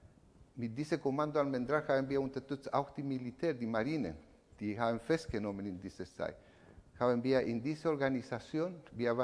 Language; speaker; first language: German; non-native, learner; Spanish